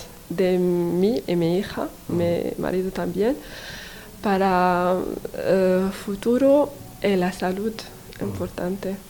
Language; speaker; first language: Spanish; non-native, learner; Arabic